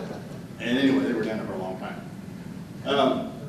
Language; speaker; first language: English; native; English